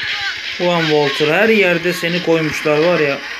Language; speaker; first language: Turkish; native; Turkish